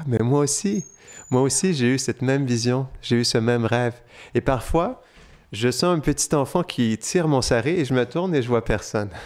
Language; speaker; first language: French; native; French